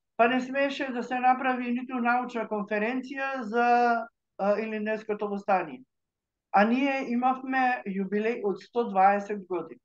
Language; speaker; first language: Macedonian; native; Macedonian